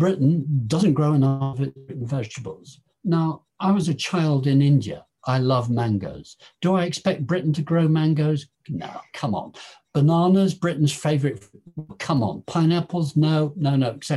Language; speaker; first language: English; native; English